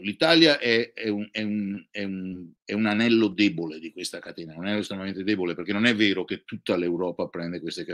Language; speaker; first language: Italian; native; Italian